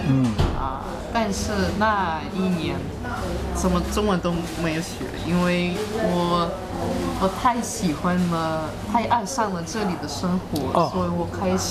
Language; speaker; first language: Chinese; non-native, fluent; Russian